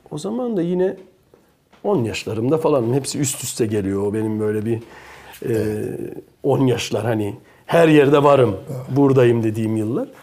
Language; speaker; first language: Turkish; early bilingual, heritage; Turkish